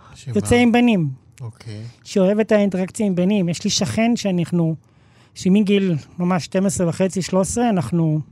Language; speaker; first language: Hebrew; native; Hebrew